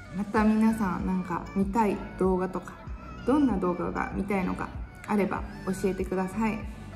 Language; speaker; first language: Japanese; native; Japanese